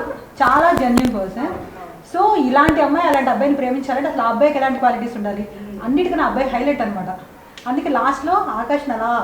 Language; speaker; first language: Telugu; native; Telugu